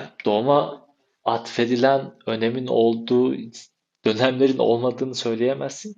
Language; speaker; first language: Turkish; native; Turkish